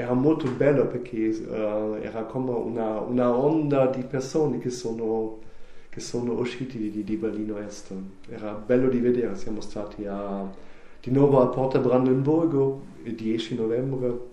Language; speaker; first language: Italian; non-native, learner; German